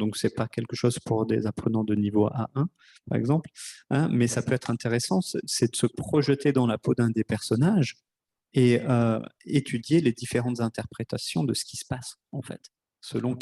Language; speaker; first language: French; native; French